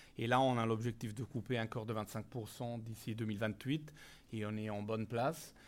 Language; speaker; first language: French; non-native, fluent; Italian